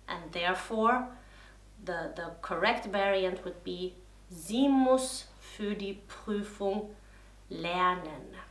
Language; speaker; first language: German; non-native, fluent; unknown